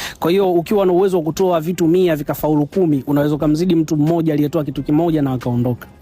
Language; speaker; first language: Swahili; native; Swahili